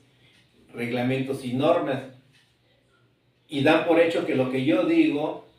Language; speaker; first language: Spanish; native; Spanish